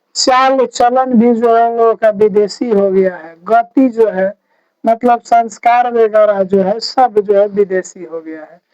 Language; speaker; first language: Hindi; native; Hindi